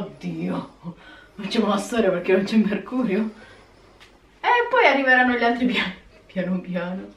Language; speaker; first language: Italian; native; Italian